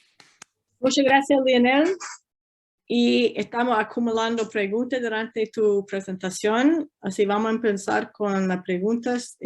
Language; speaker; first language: Spanish; non-native, fluent; English